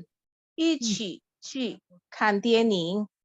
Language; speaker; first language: Chinese; non-native, learner; Indonesian